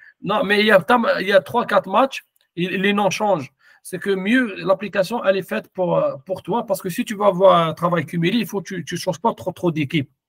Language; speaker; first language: French; non-native, local second language; Arabic